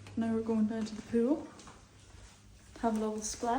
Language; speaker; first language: English; native; English